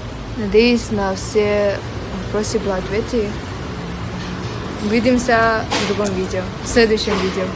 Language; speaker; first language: Russian; non-native, local second language; English